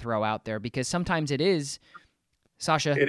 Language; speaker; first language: English; native; English